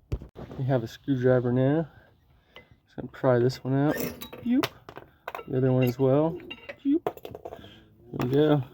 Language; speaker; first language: English; native; English